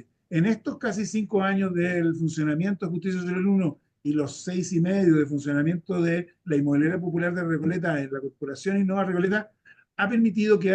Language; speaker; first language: Spanish; native; Spanish